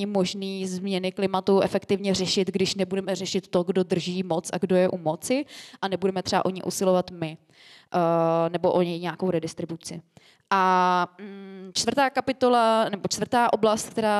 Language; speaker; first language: Czech; native; Czech